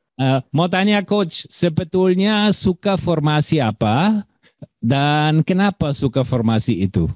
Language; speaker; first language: Indonesian; non-native, fluent; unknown